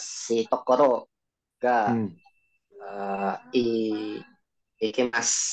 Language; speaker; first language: Japanese; non-native, learner; Indonesian